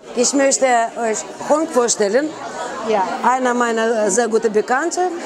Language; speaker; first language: German; non-native, fluent; Russian